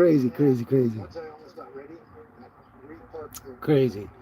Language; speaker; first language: English; native; English